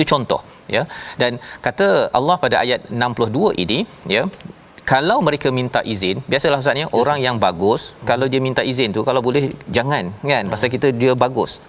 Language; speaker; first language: Malay; native; Malay